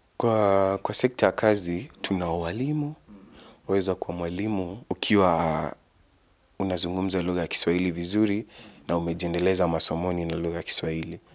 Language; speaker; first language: Swahili; non-native, local second language; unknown